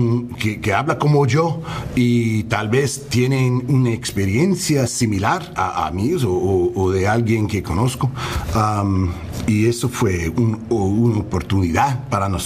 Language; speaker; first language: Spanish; non-native, learner; English